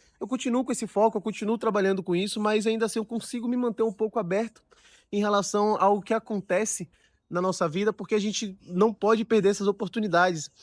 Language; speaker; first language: Portuguese; native; Portuguese